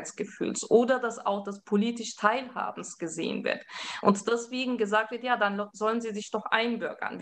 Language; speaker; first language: German; early bilingual, other home language; Turkish